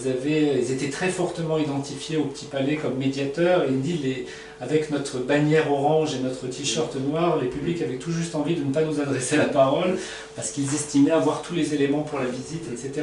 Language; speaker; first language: French; native; French